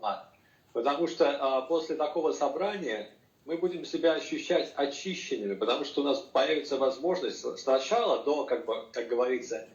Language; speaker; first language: Russian; native; Russian